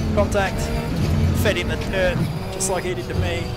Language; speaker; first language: English; native; English